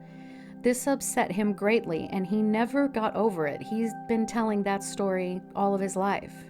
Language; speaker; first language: English; native; English